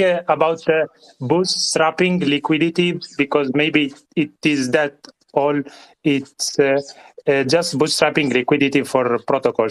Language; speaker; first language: English; non-native, learner; Italian